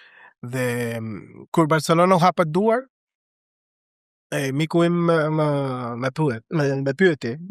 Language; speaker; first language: Albanian; non-native, learner; Spanish